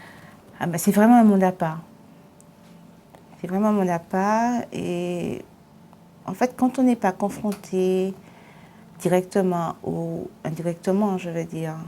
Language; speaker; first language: French; native; French